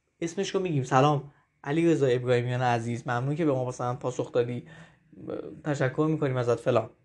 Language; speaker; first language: Persian; native; Persian